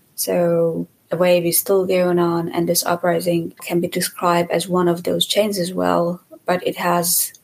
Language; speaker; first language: English; non-native, fluent; Persian